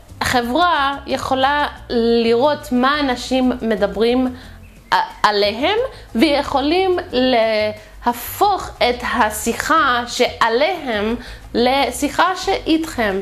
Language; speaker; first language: Hebrew; non-native, fluent; English